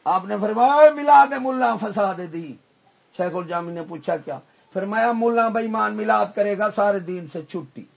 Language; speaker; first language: Urdu; non-native, local second language; Punjabi